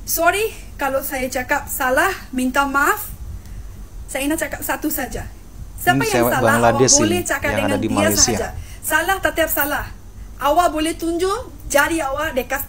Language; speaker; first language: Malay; non-native, fluent; Bangla